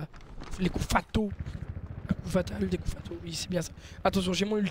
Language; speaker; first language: French; native; French